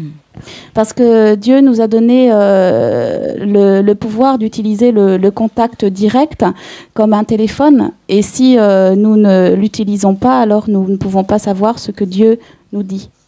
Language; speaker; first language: French; native; French